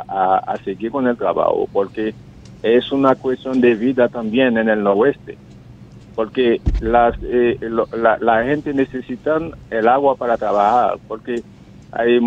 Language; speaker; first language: Spanish; non-native, fluent; Haitian Creole